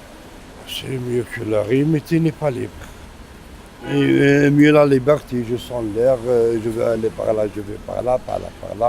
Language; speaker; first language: French; non-native, local second language; Arabic